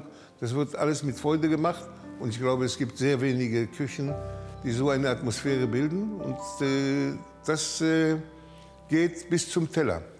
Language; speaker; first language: German; early bilingual, heritage; German